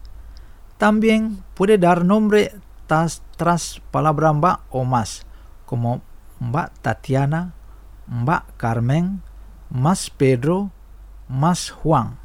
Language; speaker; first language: Spanish; non-native, fluent; Indonesian